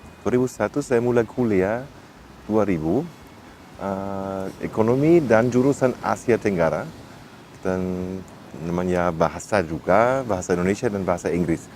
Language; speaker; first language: Indonesian; non-native, fluent; German